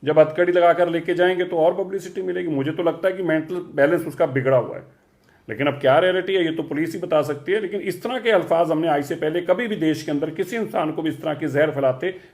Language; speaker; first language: Hindi; non-native, local second language; Punjabi